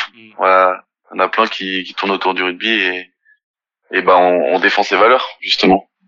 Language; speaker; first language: French; native; French